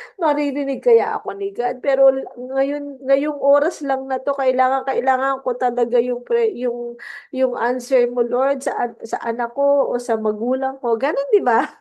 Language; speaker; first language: Filipino; non-native, local second language; Cebuano